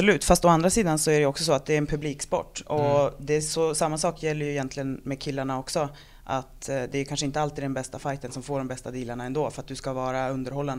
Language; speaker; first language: Swedish; native; Swedish